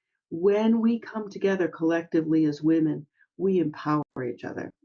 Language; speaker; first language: English; native; English